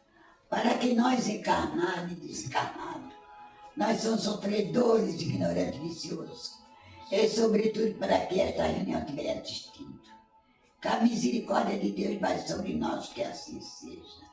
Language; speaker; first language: Portuguese; native; Portuguese